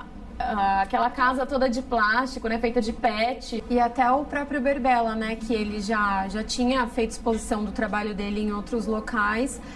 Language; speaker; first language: Portuguese; native; Portuguese